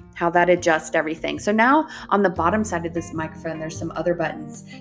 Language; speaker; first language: English; native; English